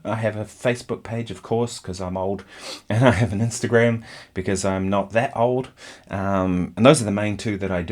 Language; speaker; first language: English; native; English